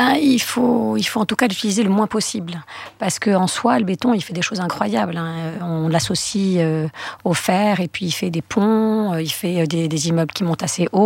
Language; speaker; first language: French; native; French